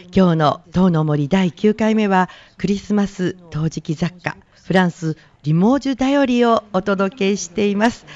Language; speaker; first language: Japanese; native; Japanese